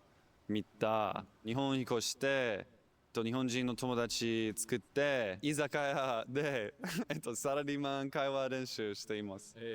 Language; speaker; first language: Japanese; non-native, learner; English